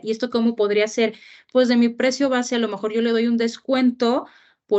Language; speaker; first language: Spanish; native; Spanish